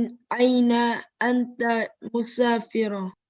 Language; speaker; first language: Arabic; non-native, learner; English